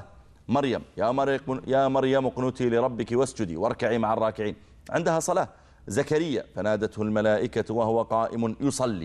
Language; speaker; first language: Arabic; native; Arabic